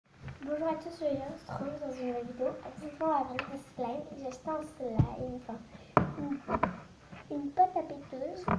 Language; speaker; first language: French; native; French